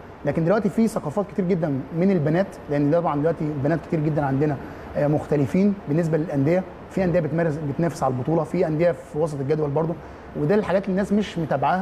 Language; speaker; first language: Arabic; native; Arabic